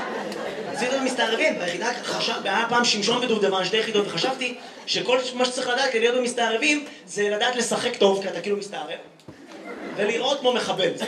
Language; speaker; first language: Hebrew; native; Hebrew